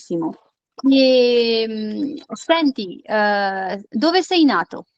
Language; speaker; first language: Italian; non-native, fluent; Urdu